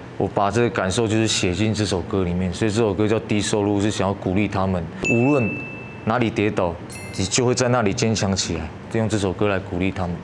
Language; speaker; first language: Chinese; native; Chinese